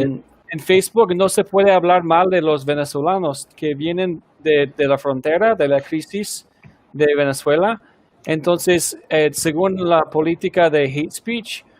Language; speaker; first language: Spanish; early bilingual, heritage; Spanish